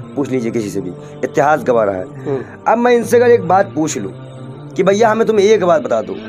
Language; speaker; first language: Hindi; native; Hindi